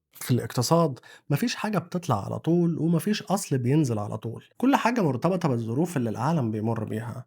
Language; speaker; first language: Arabic; native; Arabic